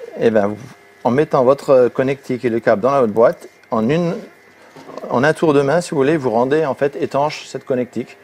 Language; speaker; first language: French; native; French